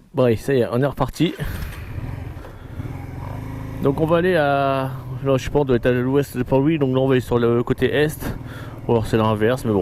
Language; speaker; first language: French; native; French